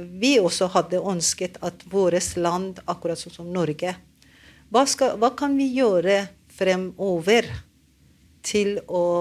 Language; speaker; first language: Norwegian; non-native, learner; Persian